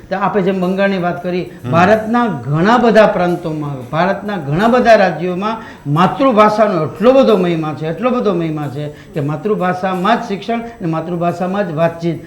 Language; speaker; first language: Gujarati; native; Gujarati